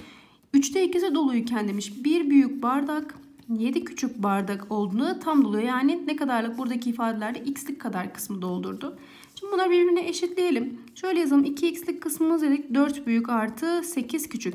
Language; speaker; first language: Turkish; native; Turkish